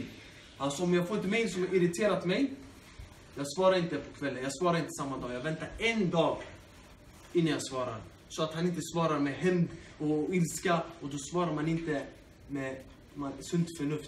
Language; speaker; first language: Swedish; early bilingual, other home language; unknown